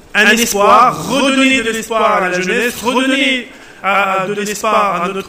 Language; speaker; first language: French; non-native, local second language; Arabic